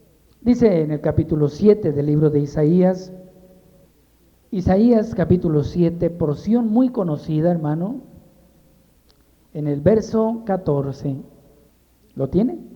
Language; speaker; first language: Spanish; native; Spanish